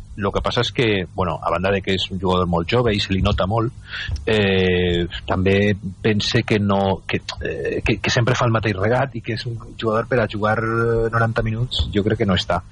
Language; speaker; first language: Catalan; native; Catalan